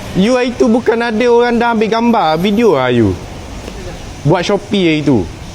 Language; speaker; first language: Malay; native; Malay